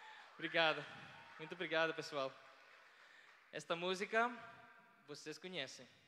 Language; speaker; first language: Portuguese; non-native, learner; Filipino